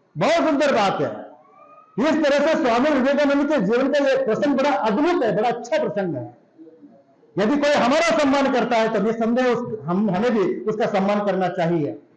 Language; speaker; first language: Hindi; non-native, local second language; Marathi